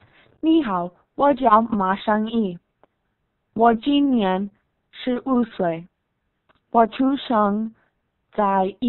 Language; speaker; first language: Chinese; non-native, learner; English